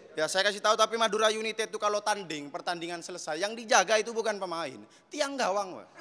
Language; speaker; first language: Indonesian; native; Indonesian